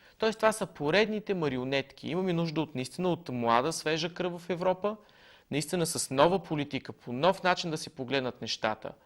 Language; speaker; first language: Bulgarian; native; Bulgarian